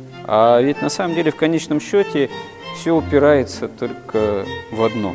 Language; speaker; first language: Russian; native; Russian